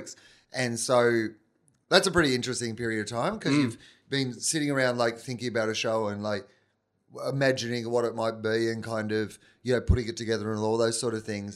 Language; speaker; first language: English; native; English